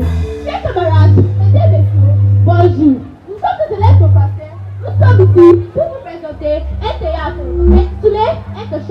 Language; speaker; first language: French; non-native, learner; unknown